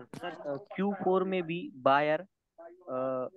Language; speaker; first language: Hindi; native; Hindi